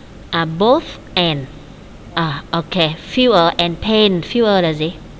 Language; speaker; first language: English; non-native, fluent; Vietnamese